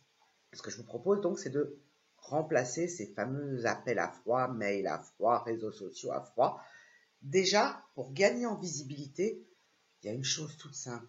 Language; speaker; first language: French; native; French